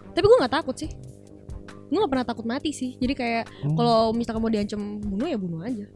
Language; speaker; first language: Indonesian; native; Indonesian